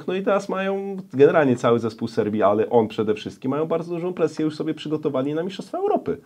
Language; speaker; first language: Polish; native; Polish